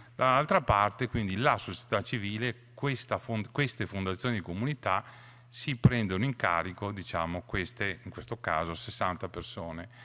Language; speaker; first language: Italian; native; Italian